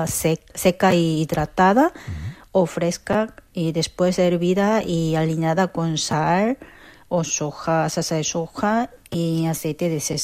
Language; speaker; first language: Spanish; non-native, fluent; Korean